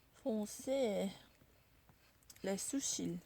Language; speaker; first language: French; non-native, learner; Korean